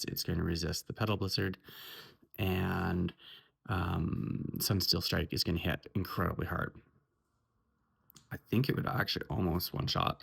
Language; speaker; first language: English; native; English